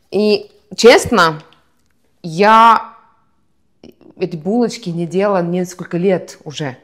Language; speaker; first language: Russian; non-native, fluent; Estonian